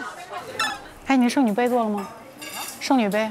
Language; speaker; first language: Chinese; native; Chinese